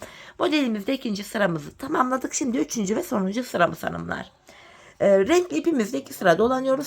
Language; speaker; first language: Turkish; native; Turkish